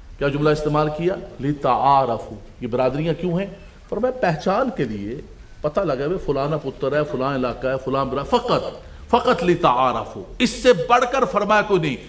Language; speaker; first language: Urdu; non-native, local second language; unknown